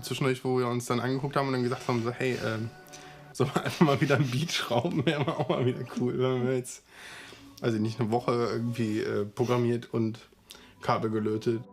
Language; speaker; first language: German; native; German